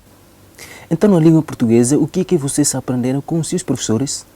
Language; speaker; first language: Portuguese; non-native, learner; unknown